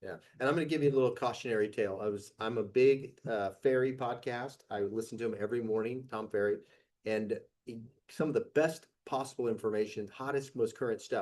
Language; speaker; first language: English; native; English